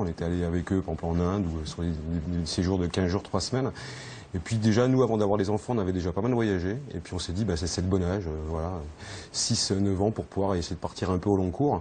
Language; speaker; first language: French; native; French